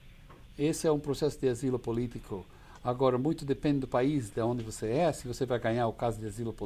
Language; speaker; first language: Portuguese; non-native, fluent; English